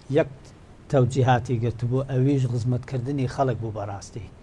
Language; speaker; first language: Central Kurdish; non-native, local second language; Turkish